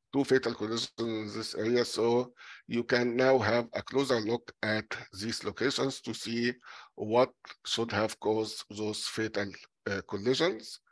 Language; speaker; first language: English; non-native, fluent; Arabic